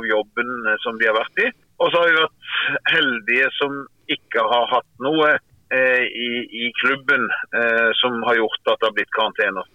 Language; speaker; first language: Norwegian; native; Norwegian